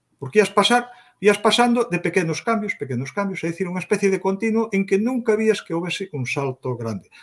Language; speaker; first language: Galician; native; Galician